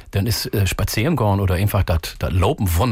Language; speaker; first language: German; native; German